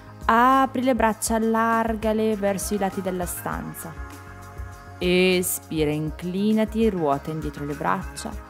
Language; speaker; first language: Italian; native; Italian